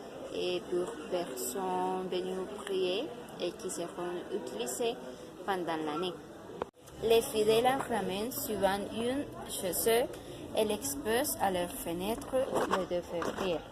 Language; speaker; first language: French; non-native, learner; Spanish